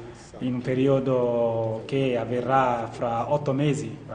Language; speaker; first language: Italian; non-native, fluent; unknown